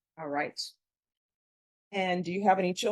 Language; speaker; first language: English; native; English